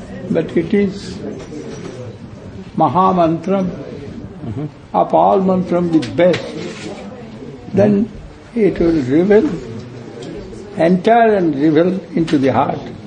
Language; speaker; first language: English; non-native, local second language; Bangla